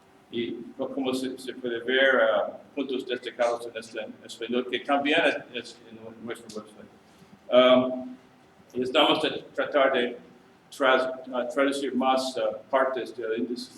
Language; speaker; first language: Spanish; non-native, learner; English